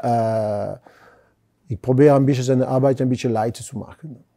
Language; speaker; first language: German; non-native, fluent; French